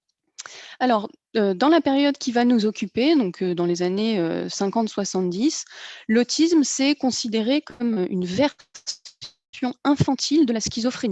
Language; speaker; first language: French; native; French